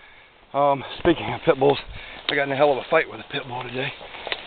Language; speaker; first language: English; native; English